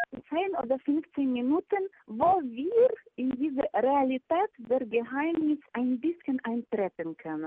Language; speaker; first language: German; non-native, fluent; Ukrainian